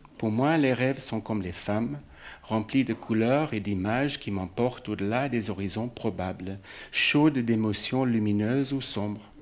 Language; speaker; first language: French; non-native, fluent; English